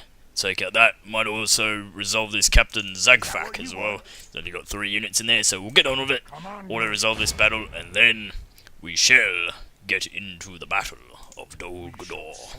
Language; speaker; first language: English; native; English